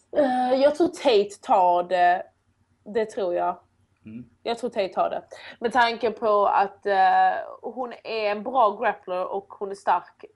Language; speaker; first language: Swedish; early bilingual, other home language; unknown